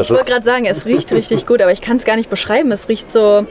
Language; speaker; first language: German; native; German